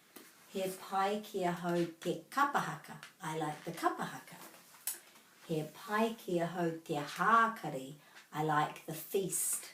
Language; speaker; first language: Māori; non-native, fluent; English